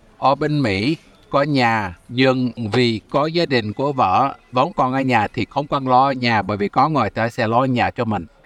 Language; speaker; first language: Vietnamese; non-native, fluent; English